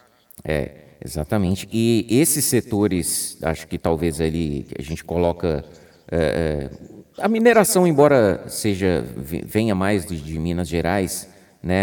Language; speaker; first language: Portuguese; native; Portuguese